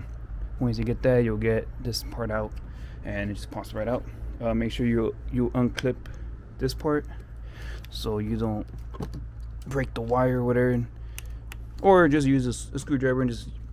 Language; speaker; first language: English; native; English